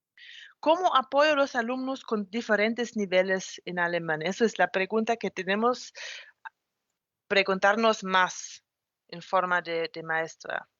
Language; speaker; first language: Spanish; non-native, fluent; German